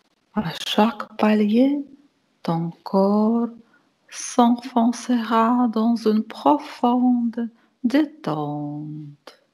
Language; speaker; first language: French; non-native, fluent; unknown